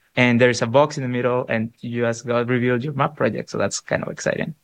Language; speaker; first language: English; non-native, fluent; Spanish